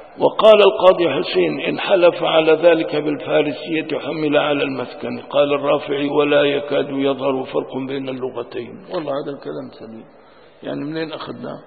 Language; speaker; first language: Arabic; non-native, local second language; Kurdish